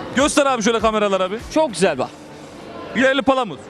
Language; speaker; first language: Turkish; native; Turkish